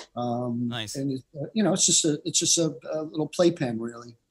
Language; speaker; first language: English; native; English